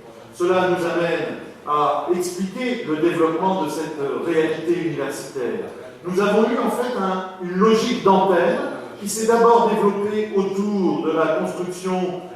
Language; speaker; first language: French; native; French